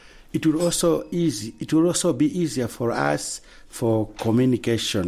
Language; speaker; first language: English; non-native, local second language; Nyanja